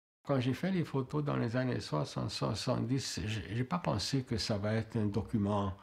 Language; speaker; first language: French; non-native, fluent; Hungarian